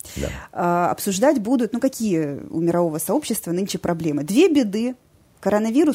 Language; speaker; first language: Russian; native; Russian